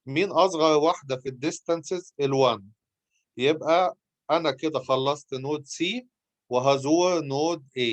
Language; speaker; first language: Arabic; native; Arabic